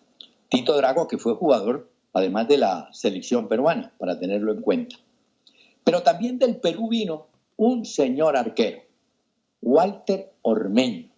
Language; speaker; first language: Spanish; native; Spanish